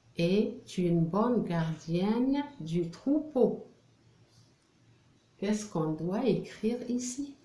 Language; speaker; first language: French; non-native, local second language; Arabic